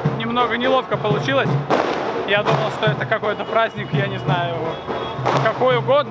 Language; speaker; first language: Russian; native; Russian